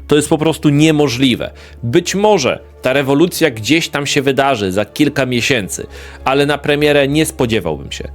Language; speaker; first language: Polish; native; Polish